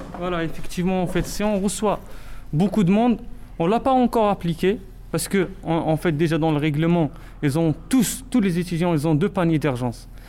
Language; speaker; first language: French; non-native, local second language; Arabic